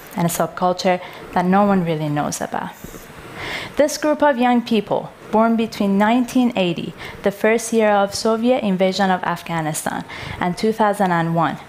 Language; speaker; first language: English; non-native, fluent; Persian